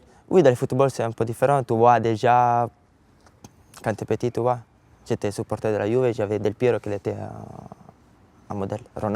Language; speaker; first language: French; non-native, learner; Italian